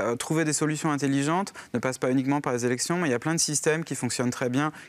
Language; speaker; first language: French; native; French